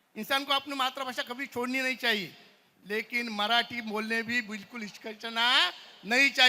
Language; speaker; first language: Hindi; non-native, local second language; Marathi